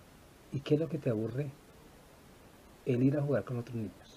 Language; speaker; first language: Spanish; native; Spanish